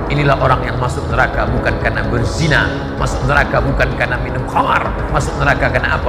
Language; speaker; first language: Indonesian; native; Indonesian